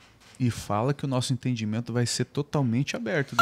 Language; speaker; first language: Portuguese; native; Portuguese